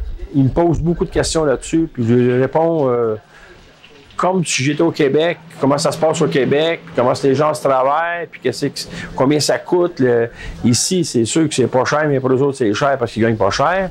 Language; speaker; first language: French; native; French